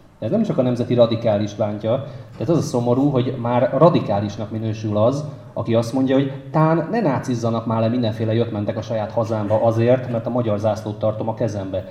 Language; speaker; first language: Hungarian; native; Hungarian